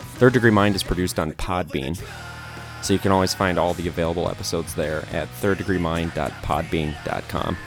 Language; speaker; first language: English; native; English